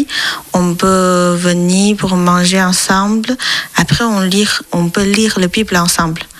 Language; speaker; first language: French; non-native, learner; Chinese